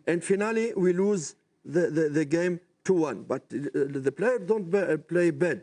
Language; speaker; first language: English; non-native, learner; French